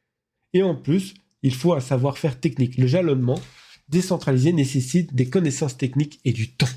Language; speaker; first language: French; native; French